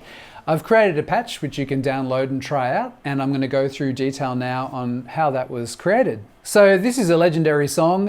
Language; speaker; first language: English; native; English